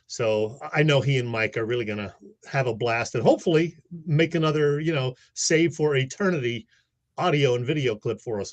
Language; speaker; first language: English; native; English